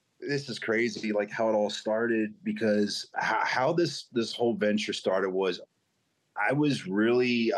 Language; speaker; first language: English; native; English